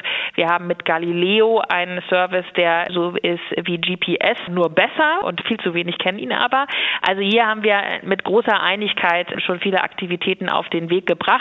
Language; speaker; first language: German; native; German